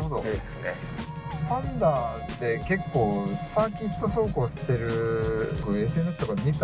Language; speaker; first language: Japanese; native; Japanese